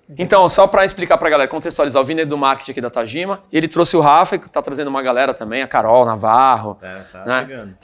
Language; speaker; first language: Portuguese; native; Portuguese